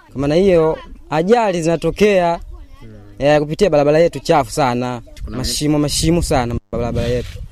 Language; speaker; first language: Swahili; non-native, local second language; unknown